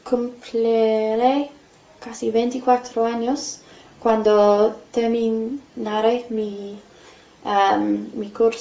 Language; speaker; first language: Spanish; non-native, fluent; English